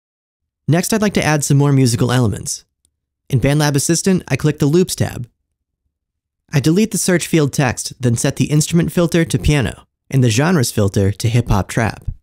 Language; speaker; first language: English; native; English